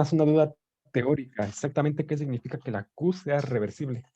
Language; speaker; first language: Spanish; native; Spanish